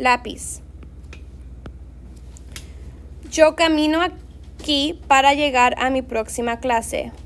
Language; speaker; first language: Spanish; non-native, fluent; English